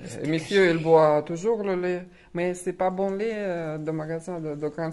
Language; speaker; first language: French; non-native, learner; Russian